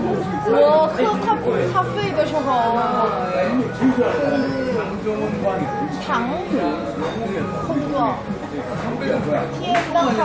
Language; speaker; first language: Chinese; non-native, learner; Korean